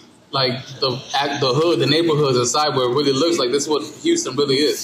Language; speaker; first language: English; early bilingual, other home language; Spanish